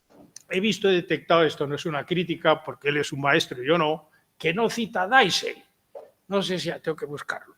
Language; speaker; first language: Spanish; native; Spanish